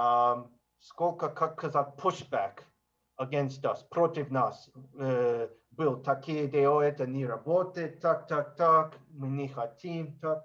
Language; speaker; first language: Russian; non-native, learner; English